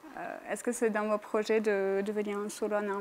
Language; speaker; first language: French; non-native, fluent; Armenian